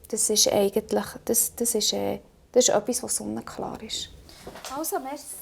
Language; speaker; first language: German; native; German